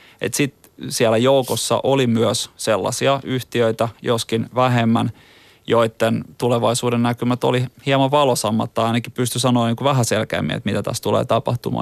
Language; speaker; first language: Finnish; native; Finnish